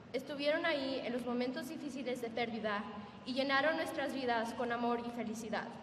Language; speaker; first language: Spanish; early bilingual, heritage; Spanish